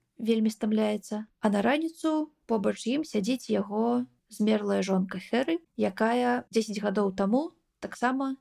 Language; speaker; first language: Belarusian; non-native, local second language; Russian